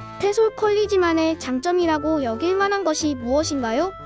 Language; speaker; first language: Korean; native; Korean